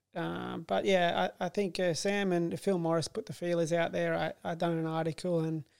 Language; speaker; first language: English; native; English